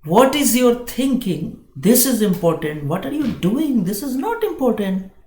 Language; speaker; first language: English; non-native, local second language; Hindi